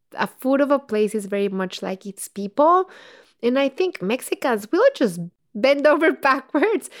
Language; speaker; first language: English; non-native, fluent; Spanish